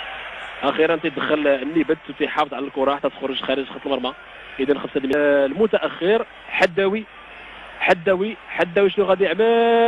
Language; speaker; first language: Arabic; native; Arabic